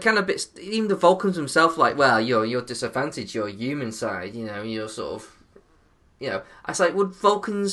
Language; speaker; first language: English; native; English